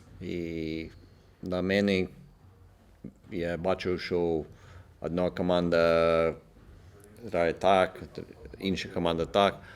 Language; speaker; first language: Ukrainian; non-native, local second language; Russian